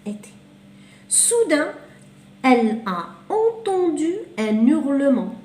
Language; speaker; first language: French; non-native, local second language; Arabic